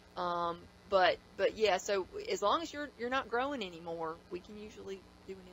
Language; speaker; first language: English; native; English